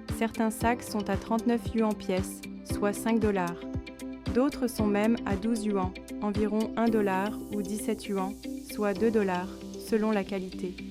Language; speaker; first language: French; non-native, fluent; Chinese